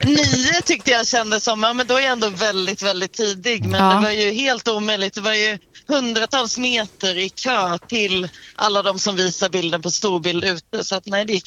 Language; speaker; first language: Swedish; native; Swedish